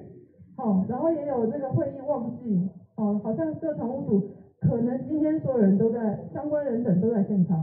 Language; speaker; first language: Chinese; native; Chinese